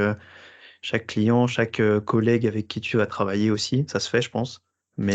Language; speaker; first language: French; native; French